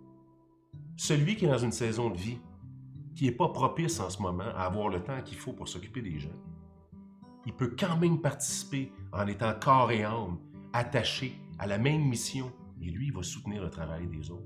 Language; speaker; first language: French; native; French